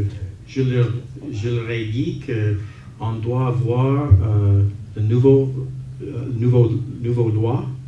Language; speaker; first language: French; non-native, learner; English